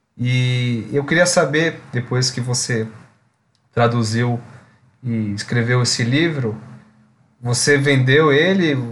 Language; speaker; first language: Portuguese; native; Portuguese